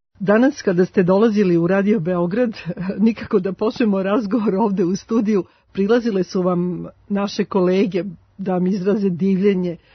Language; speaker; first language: Serbian; native; Serbian